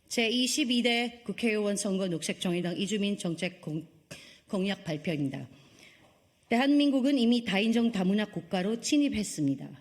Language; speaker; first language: Korean; non-native, fluent; Filipino